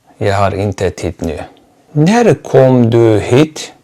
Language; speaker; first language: Swedish; non-native, fluent; Turkish